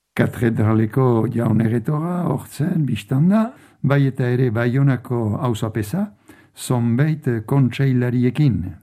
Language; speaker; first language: Basque; native; Basque